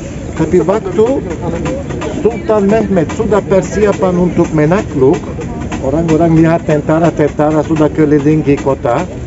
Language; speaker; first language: Indonesian; non-native, learner; Turkish